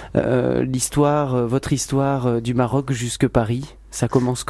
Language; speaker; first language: French; native; French